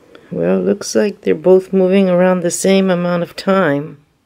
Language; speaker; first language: English; native; English